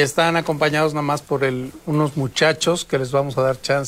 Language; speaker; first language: Spanish; native; Spanish